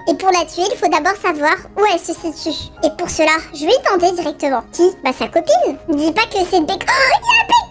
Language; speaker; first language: French; early bilingual, other home language; Polish